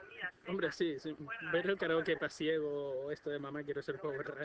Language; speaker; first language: Spanish; native; Spanish